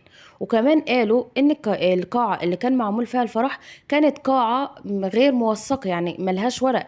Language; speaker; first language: Arabic; native; Arabic